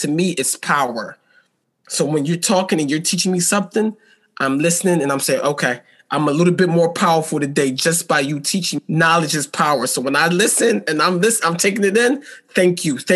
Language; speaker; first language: English; native; English